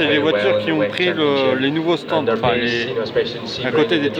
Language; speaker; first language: French; native; French